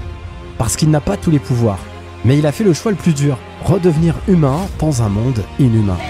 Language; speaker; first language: French; native; French